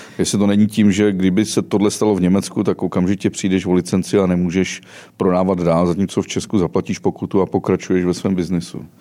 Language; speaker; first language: Czech; native; Czech